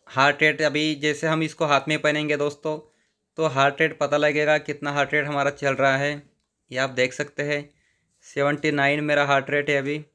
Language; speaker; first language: Hindi; non-native, local second language; Marathi